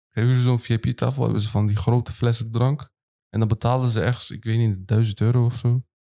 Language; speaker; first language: Dutch; early bilingual, other home language; Turkish